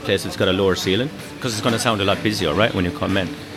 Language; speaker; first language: English; native; English